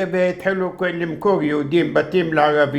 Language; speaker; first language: Hebrew; non-native, fluent; Arabic